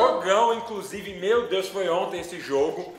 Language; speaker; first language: Portuguese; native; Portuguese